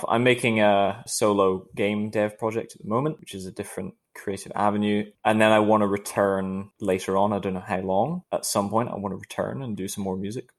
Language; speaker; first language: English; native; English